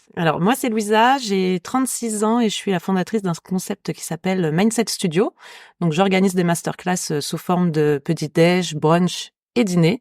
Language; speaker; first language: French; native; French